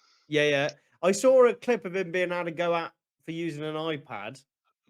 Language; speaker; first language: English; native; English